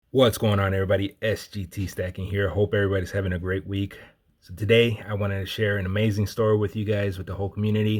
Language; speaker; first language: English; native; English